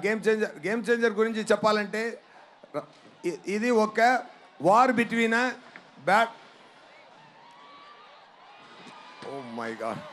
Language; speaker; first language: Telugu; non-native, local second language; Tamil